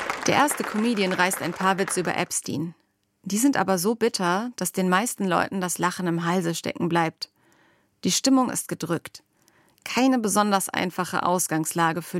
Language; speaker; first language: German; native; German